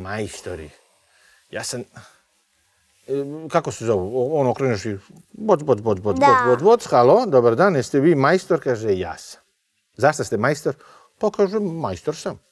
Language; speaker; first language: Serbian; native; Serbian